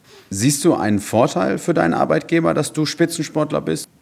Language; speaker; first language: German; native; German